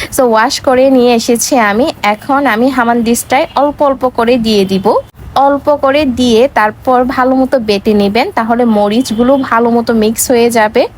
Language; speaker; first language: Bangla; non-native, local second language; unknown